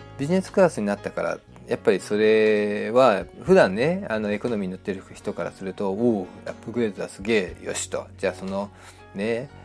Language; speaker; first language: Japanese; native; Japanese